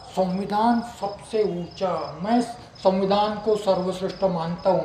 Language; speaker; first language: Hindi; non-native, local second language; Marathi